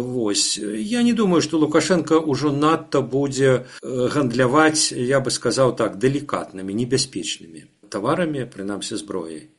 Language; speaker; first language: Belarusian; non-native, local second language; Russian